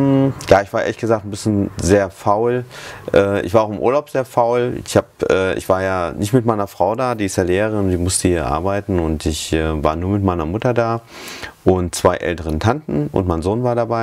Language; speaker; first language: German; native; German